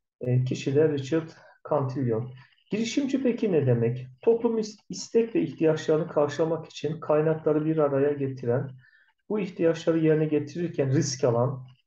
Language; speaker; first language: Turkish; native; Turkish